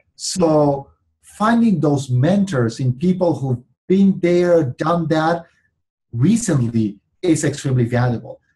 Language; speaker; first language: English; non-native, fluent; Spanish